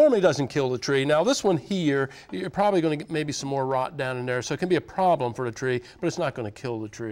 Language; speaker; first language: English; native; English